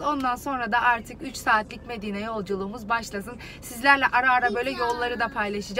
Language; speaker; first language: Turkish; native; Turkish